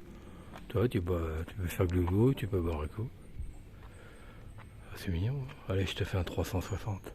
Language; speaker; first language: French; native; French